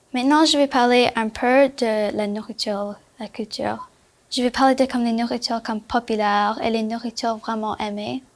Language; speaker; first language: French; non-native, learner; Spanish